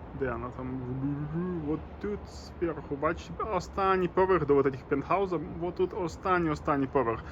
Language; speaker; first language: Ukrainian; non-native, local second language; Russian